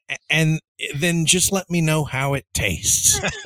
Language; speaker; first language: English; early bilingual, other home language; Spanish